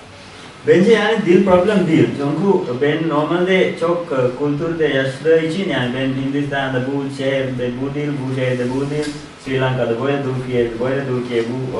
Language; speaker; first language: Turkish; non-native, learner; Sinhala